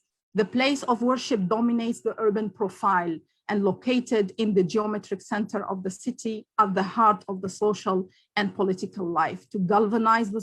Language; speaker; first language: English; non-native, local second language; Arabic